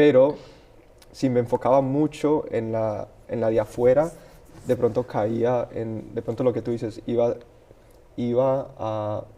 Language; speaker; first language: Spanish; early bilingual, heritage; Spanish